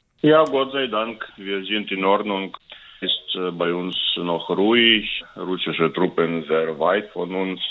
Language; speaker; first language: German; non-native, learner; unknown